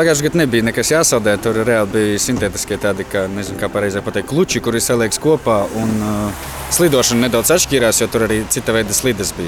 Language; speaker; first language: Latvian; non-native, local second language; Russian